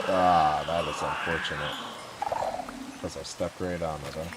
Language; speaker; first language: English; native; English